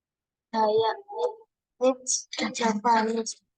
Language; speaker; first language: English; non-native, learner; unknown